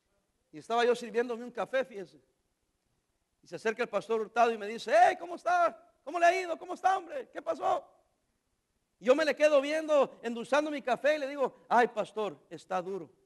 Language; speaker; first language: Spanish; native; Spanish